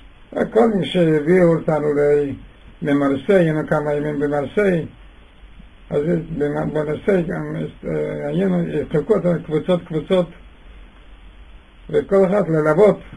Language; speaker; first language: Hebrew; non-native, fluent; Yiddish